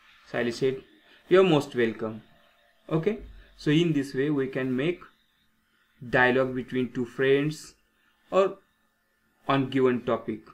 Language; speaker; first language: English; non-native, local second language; Marathi